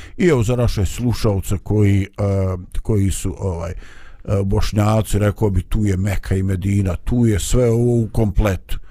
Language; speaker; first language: Bosnian; native; Bosnian